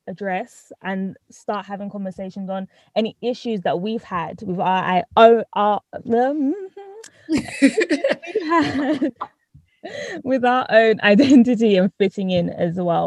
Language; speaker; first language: English; native; English